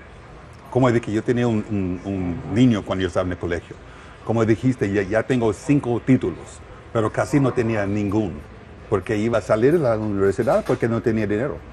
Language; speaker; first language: Spanish; non-native, learner; English